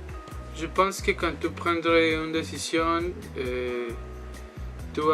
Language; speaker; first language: French; non-native, learner; Spanish